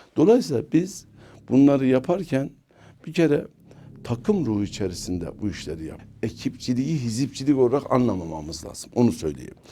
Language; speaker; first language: Turkish; native; Turkish